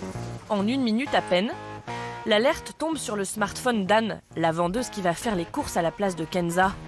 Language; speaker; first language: French; native; French